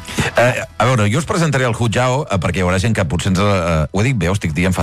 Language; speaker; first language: Catalan; native; Catalan